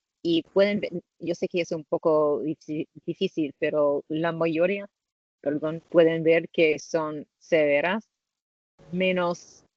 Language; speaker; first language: Spanish; non-native, learner; English